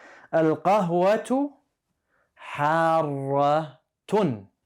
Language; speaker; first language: Arabic; non-native, fluent; English